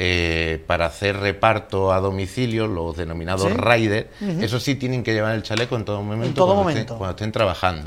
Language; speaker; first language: Spanish; native; Spanish